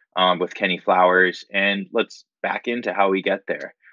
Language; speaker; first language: English; native; English